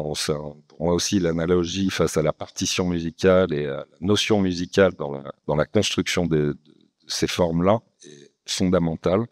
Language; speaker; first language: French; native; French